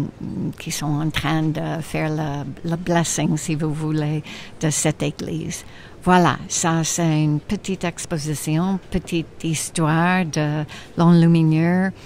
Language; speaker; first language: French; non-native, fluent; English